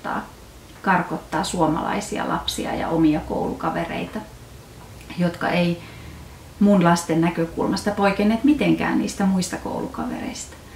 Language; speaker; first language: Finnish; native; Finnish